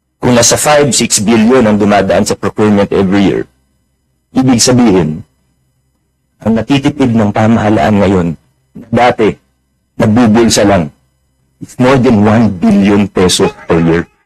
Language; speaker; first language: Filipino; native; Filipino